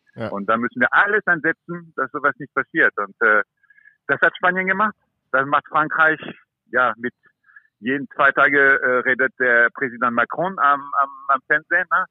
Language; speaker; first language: German; non-native, fluent; French